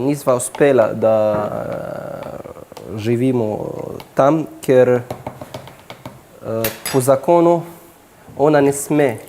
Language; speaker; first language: Slovenian; non-native, fluent; Arabic